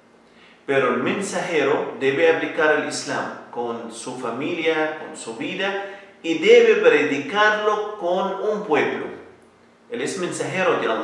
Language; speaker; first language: Spanish; non-native, learner; Arabic